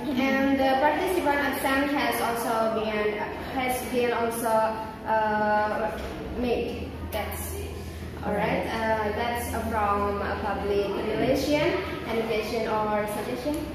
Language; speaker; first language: English; non-native, learner; Indonesian